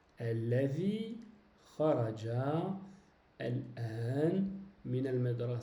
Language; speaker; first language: Arabic; non-native, fluent; French